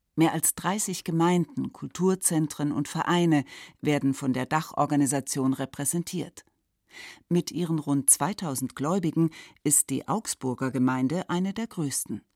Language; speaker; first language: German; native; German